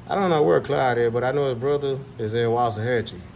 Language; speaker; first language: English; native; English